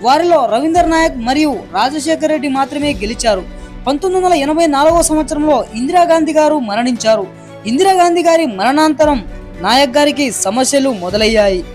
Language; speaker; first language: Telugu; non-native, local second language; Lambadi